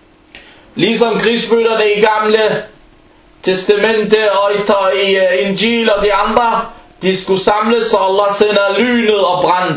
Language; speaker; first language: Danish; non-native, fluent; Arabic